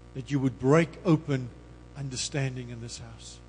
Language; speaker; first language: English; non-native, local second language; Afrikaans